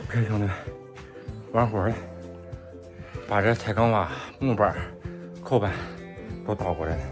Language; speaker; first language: Chinese; native; Chinese